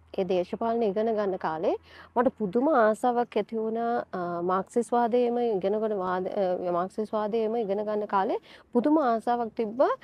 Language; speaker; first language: Sinhala; non-native, local second language; Tamil